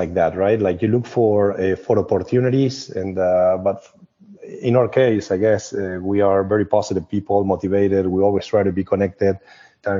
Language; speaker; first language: English; non-native, fluent; Spanish